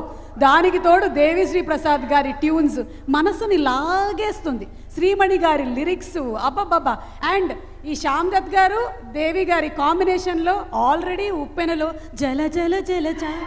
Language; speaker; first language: Telugu; native; Telugu